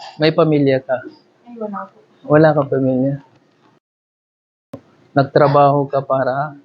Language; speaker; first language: Filipino; non-native, learner; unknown